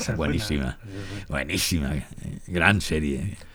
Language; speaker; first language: Spanish; native; Spanish